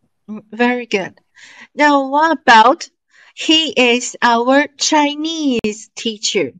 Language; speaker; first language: English; non-native, fluent; Chinese